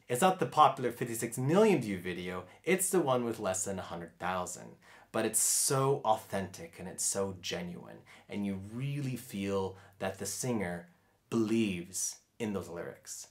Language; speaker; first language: English; native; English